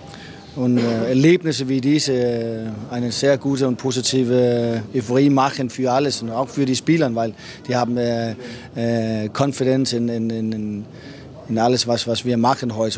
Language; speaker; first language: German; non-native, fluent; Danish